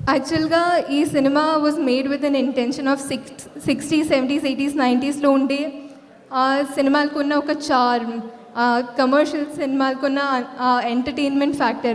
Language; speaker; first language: Telugu; non-native, local second language; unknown